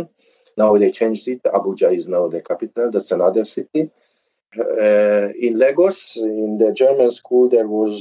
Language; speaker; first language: English; early bilingual, other home language; Hungarian